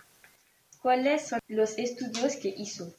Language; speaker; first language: Spanish; non-native, learner; French